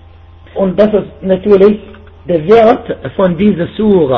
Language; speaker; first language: German; non-native, fluent; Arabic